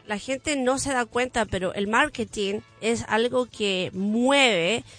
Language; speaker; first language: Spanish; native; Spanish